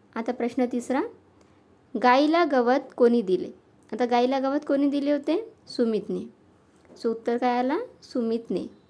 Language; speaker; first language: Marathi; non-native, local second language; Urdu